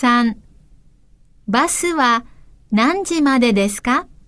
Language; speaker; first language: Japanese; non-native, learner; Chinese